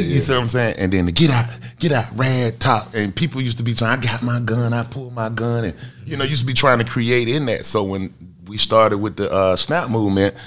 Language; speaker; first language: English; native; English